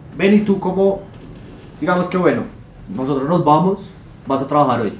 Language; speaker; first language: Spanish; native; Spanish